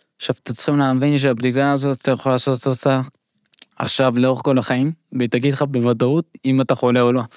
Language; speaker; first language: Hebrew; early bilingual, other home language; Russian